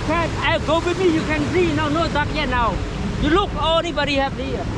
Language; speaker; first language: English; non-native, learner; Thai